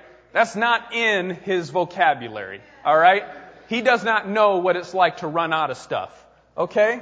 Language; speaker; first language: English; native; English